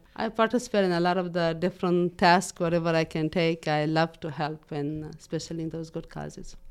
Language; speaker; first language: English; non-native, fluent; Persian